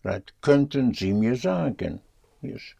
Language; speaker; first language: German; non-native, fluent; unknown